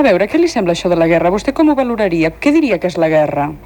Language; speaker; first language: Catalan; native; Catalan